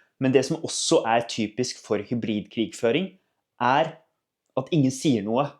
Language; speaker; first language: Norwegian; native; Norwegian